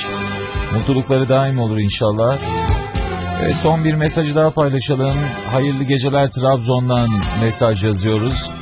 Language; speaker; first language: Turkish; native; Turkish